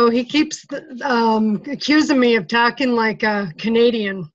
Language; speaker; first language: English; native; English